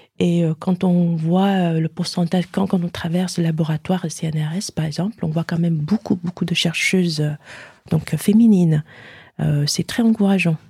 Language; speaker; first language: French; non-native, fluent; Chinese